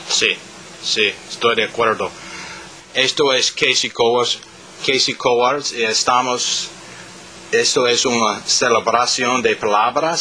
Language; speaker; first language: Spanish; non-native, learner; English